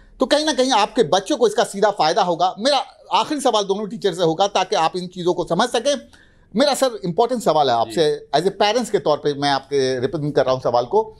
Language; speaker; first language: Hindi; native; Hindi